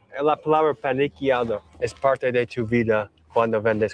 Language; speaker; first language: Spanish; non-native, learner; English